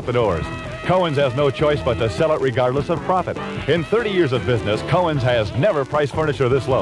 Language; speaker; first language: English; native; English